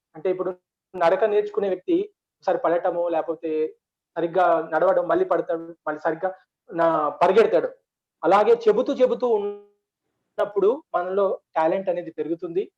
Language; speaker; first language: Telugu; non-native, local second language; Urdu